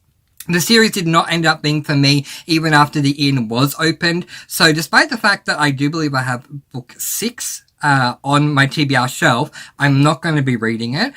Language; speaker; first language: English; native; English